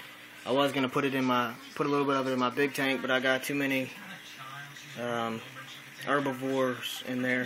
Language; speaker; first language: English; native; English